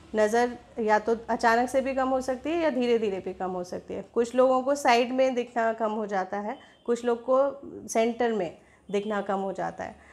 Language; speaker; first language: Hindi; native; Hindi